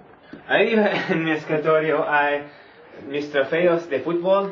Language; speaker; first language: Spanish; non-native, learner; English